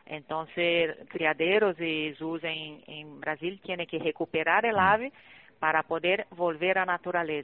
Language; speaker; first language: Spanish; non-native, fluent; Portuguese